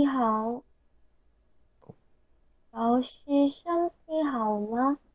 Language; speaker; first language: Chinese; non-native, learner; Korean